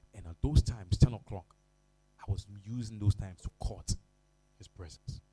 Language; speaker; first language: English; non-native, local second language; Ga